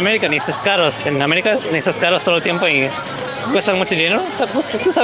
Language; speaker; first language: Spanish; early bilingual, heritage; Spanish